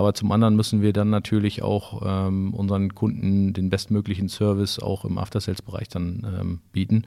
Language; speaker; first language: German; native; German